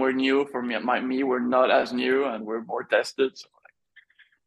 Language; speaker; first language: English; non-native, fluent; French